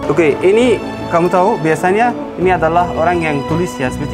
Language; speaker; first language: Indonesian; non-native, learner; Arabic